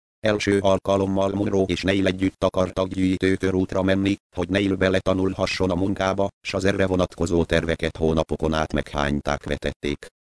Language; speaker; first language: Hungarian; native; Hungarian